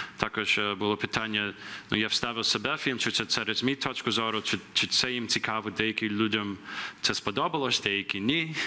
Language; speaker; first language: Ukrainian; early bilingual, heritage; Ukrainian